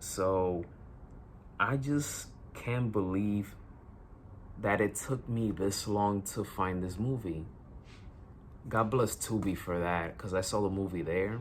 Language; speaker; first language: English; native; English